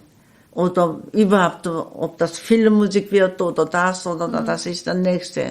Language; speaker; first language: German; non-native, learner; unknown